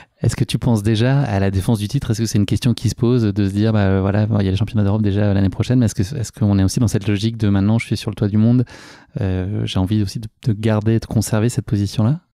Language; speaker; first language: French; native; French